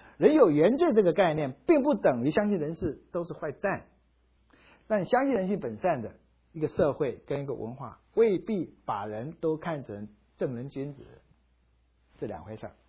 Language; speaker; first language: Chinese; native; Chinese